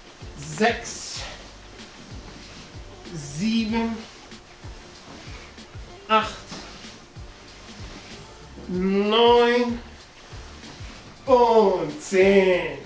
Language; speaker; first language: German; non-native, learner; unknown